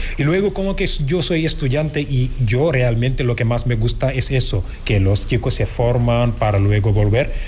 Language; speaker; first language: Spanish; non-native, fluent; Wolof